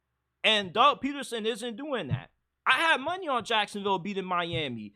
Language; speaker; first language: English; native; English